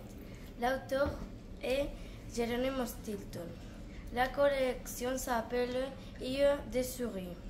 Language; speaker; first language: French; non-native, learner; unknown